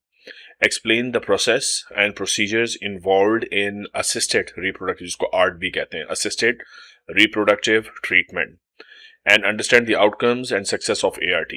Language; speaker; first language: English; non-native, local second language; Urdu